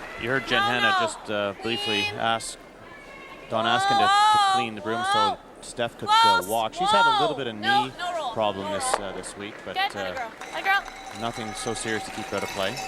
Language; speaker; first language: English; native; English